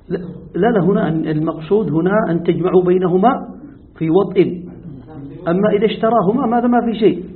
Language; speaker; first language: Arabic; native; Arabic